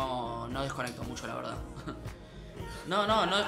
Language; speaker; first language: Spanish; native; Spanish